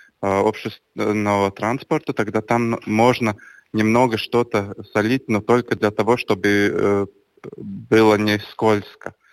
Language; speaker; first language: Russian; non-native, local second language; Latvian